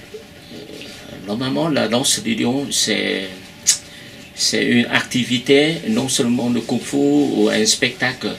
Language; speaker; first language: French; non-native, fluent; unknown